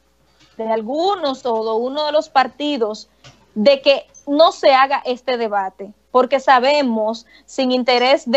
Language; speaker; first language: Spanish; native; Spanish